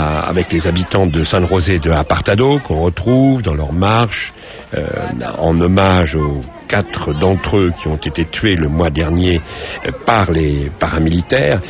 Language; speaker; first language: French; native; French